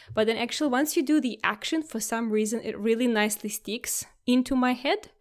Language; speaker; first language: English; non-native, fluent; Russian